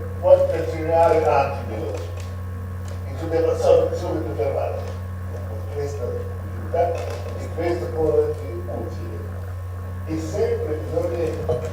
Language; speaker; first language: Italian; non-native, learner; Russian